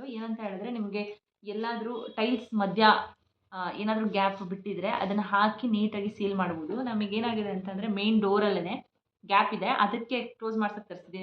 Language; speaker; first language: Kannada; native; Kannada